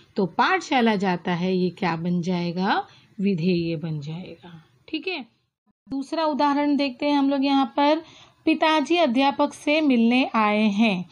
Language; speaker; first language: Hindi; non-native, local second language; Marathi